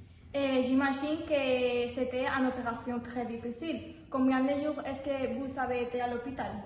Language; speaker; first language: French; non-native, learner; Spanish